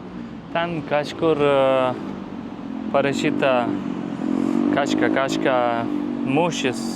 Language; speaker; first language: Lithuanian; non-native, learner; Turkish